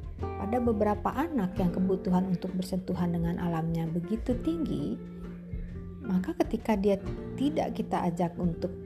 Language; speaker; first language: Indonesian; native; Indonesian